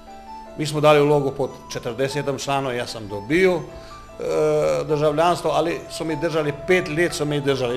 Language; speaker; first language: Slovenian; non-native, learner; Croatian